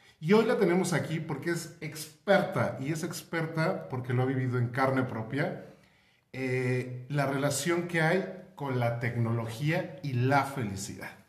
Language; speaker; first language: Spanish; native; Spanish